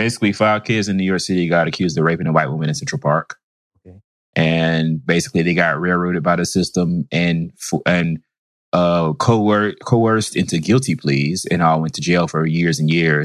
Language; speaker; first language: English; native; English